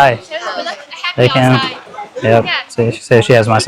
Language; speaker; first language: English; native; English